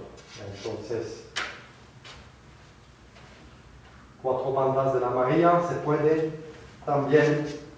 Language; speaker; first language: Spanish; non-native, fluent; French